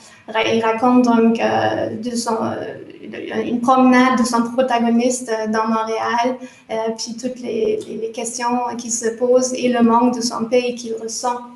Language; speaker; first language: French; non-native, fluent; German